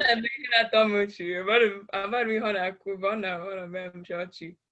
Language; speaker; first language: Igbo; early bilingual, heritage; English